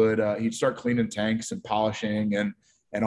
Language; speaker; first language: English; native; English